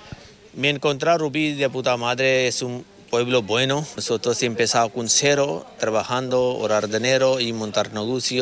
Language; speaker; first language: Spanish; non-native, learner; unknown